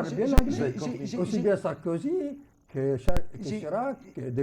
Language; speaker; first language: French; non-native, local second language; Arabic